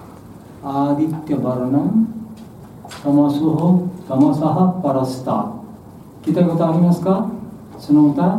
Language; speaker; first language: Japanese; non-native, learner; Bangla